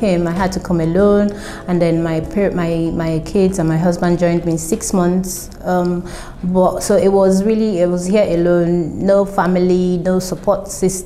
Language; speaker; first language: English; non-native, local second language; Yoruba